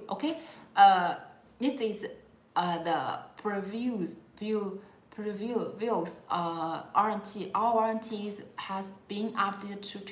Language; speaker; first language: English; non-native, learner; Chinese